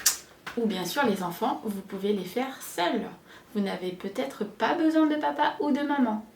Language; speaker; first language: French; native; French